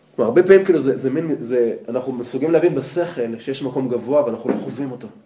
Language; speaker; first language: Hebrew; native; Hebrew